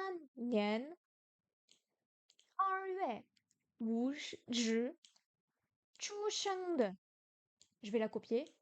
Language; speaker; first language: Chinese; non-native, learner; French